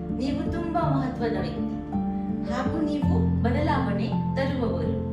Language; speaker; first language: Kannada; non-native, learner; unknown